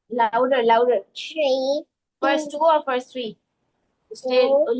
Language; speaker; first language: English; non-native, learner; Urdu